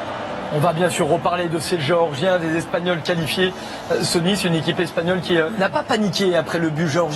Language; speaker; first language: French; native; French